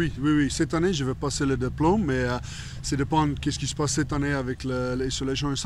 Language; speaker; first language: French; non-native, learner; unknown